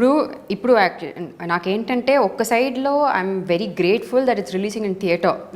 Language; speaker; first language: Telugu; non-native, learner; Tamil